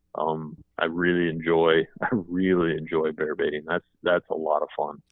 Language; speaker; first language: English; native; English